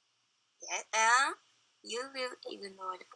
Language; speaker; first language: English; non-native, learner; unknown